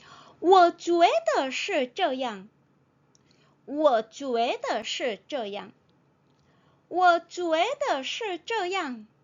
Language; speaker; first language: Chinese; non-native, fluent; Korean